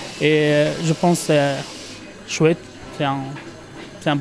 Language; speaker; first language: French; non-native, fluent; Arabic